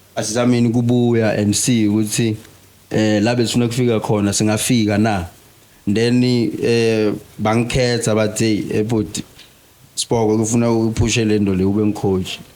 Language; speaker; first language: Zulu; non-native, local second language; Swati